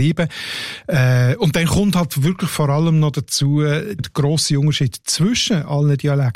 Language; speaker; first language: German; native; German